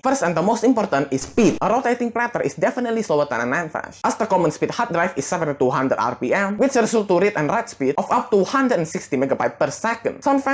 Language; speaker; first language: English; non-native, fluent; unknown